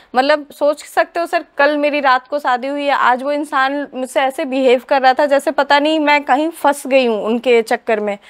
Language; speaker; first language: Hindi; native; Hindi